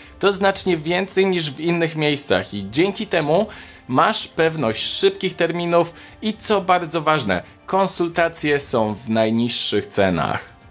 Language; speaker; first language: Polish; native; Polish